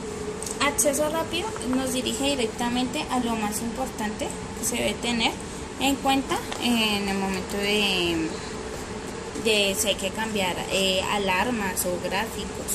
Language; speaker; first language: Spanish; native; Spanish